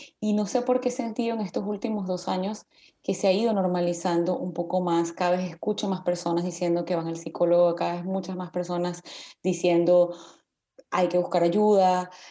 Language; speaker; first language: Spanish; native; Spanish